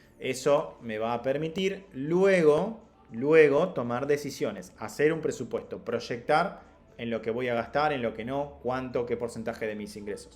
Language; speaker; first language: Spanish; native; Spanish